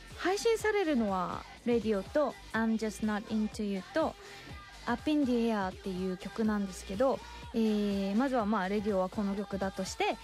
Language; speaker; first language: Japanese; non-native, fluent; Korean